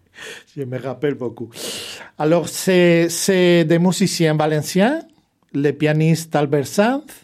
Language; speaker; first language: French; non-native, fluent; Spanish